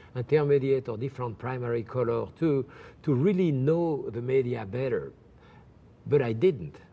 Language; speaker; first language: English; non-native, fluent; French